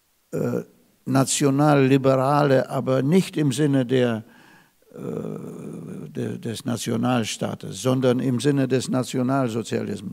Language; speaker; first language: German; non-native, fluent; Russian